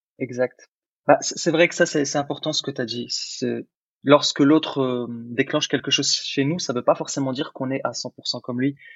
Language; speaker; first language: French; early bilingual, other home language; Arabic